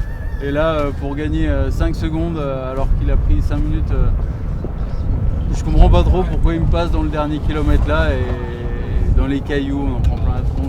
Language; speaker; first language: French; native; French